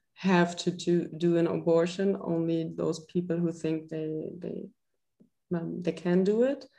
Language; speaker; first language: English; non-native, fluent; German